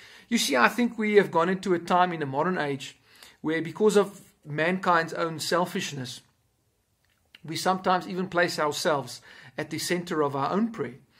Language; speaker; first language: English; non-native, local second language; Afrikaans